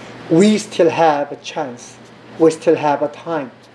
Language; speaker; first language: English; non-native, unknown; Korean